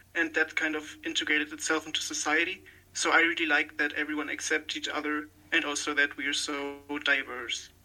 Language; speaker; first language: English; non-native, fluent; German